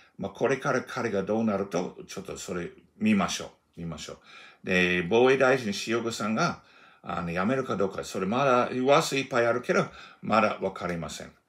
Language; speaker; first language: Japanese; non-native, fluent; English